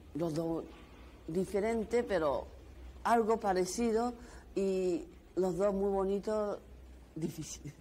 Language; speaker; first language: Spanish; non-native, learner; Japanese